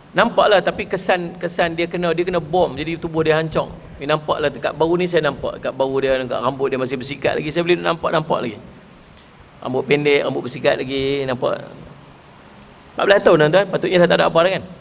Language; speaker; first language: Malay; native; Malay